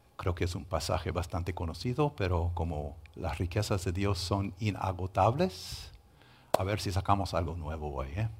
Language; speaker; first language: Spanish; non-native, fluent; English